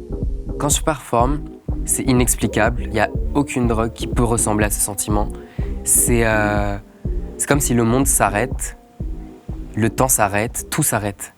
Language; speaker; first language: French; native; French